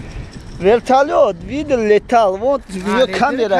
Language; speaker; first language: Russian; non-native, learner; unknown